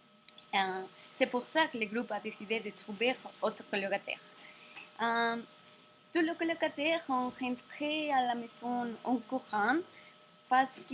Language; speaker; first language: French; non-native, learner; Spanish